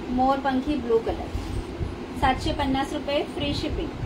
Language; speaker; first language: Hindi; non-native, local second language; Marathi